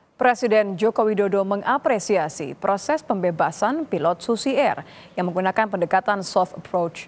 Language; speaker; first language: Indonesian; native; Indonesian